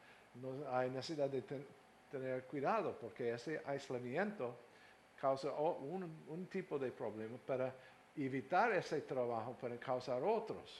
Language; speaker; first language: Spanish; non-native, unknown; English